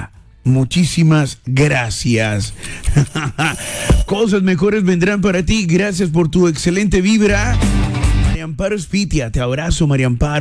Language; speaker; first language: Spanish; native; Spanish